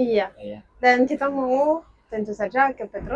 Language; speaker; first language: Indonesian; non-native, learner; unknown